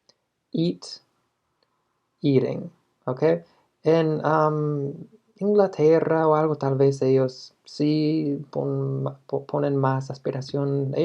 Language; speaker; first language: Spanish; non-native, fluent; English